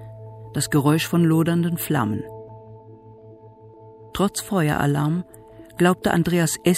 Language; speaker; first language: German; native; German